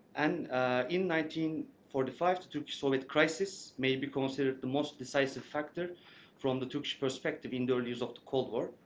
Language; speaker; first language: English; non-native, fluent; Turkish